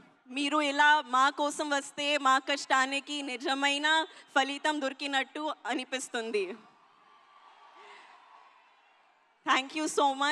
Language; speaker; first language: Telugu; non-native, learner; Hindi